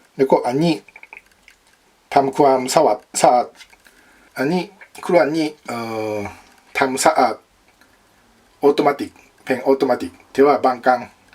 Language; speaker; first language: Thai; non-native, learner; Japanese